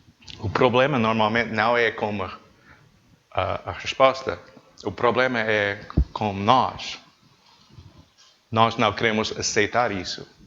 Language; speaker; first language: Portuguese; non-native, learner; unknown